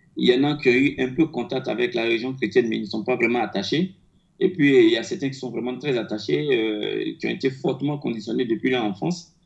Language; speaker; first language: French; non-native, local second language; Akan